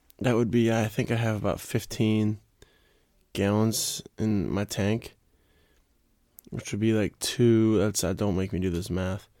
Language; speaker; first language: English; native; English